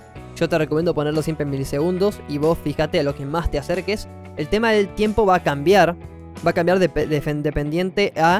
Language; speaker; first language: Spanish; native; Spanish